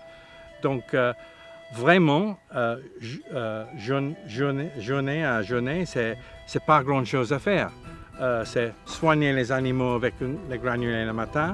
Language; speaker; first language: French; non-native, learner; English